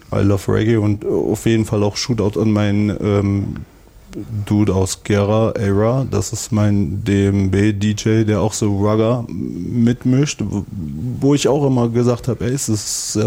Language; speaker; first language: German; native; German